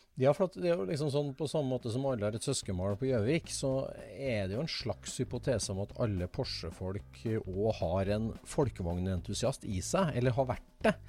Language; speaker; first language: Norwegian; native; Norwegian